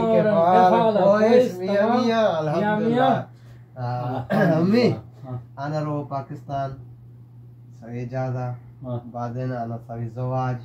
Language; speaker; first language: Arabic; non-native, learner; Urdu